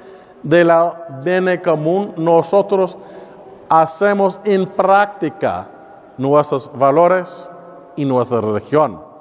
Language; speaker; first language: Spanish; non-native, learner; English